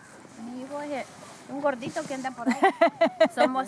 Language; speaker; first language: Spanish; native; Spanish